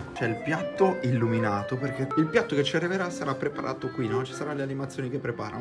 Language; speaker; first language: Italian; native; Italian